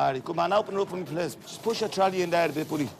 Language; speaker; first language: English; native; English